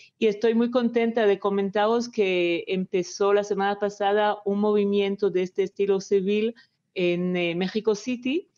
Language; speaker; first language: Spanish; non-native, fluent; Hebrew